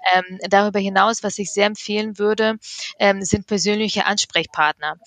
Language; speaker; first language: German; early bilingual, other home language; Russian